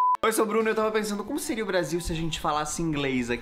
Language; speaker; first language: Portuguese; native; Portuguese